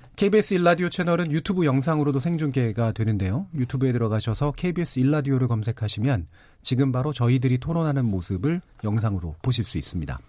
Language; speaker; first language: Korean; native; Korean